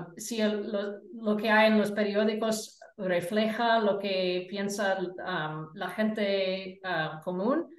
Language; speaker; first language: Spanish; non-native, fluent; English